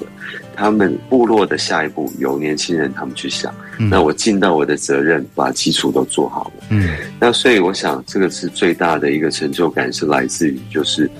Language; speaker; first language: Chinese; native; Chinese